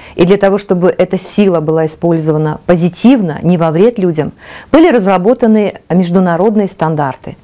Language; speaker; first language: Russian; non-native, local second language; Tajik